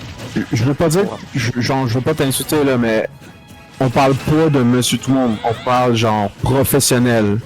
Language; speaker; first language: French; native; French